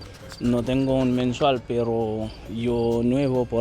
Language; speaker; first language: Spanish; non-native, learner; Haitian Creole